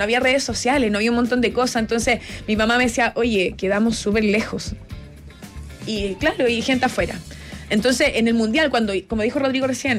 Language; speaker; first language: Spanish; native; Spanish